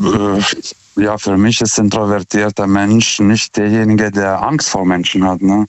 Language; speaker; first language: German; non-native, fluent; Lithuanian